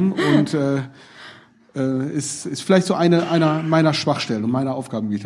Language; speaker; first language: German; native; German